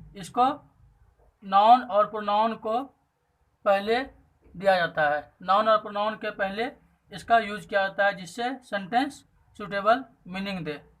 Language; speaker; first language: Hindi; native; Hindi